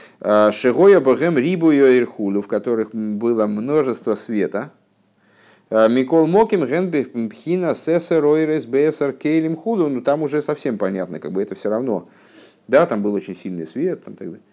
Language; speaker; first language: Russian; native; Russian